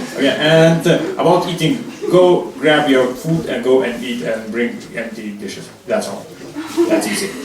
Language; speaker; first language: English; non-native, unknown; Lithuanian